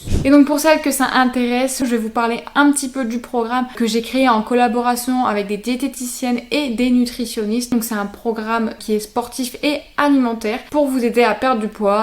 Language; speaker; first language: French; native; French